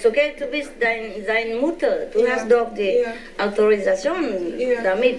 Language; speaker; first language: German; non-native, learner; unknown